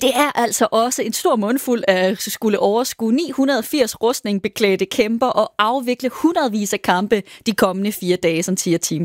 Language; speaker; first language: Danish; native; Danish